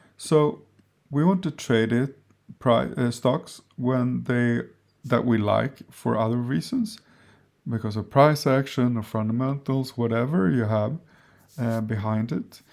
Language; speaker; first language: English; non-native, fluent; Swedish